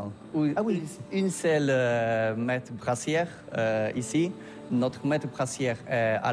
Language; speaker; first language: French; non-native, learner; Polish